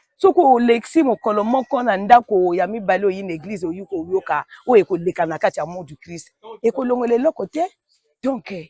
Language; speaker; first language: Lingala; native; Lingala